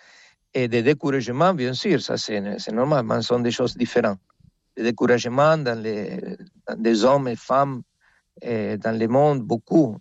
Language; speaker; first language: French; non-native, fluent; Spanish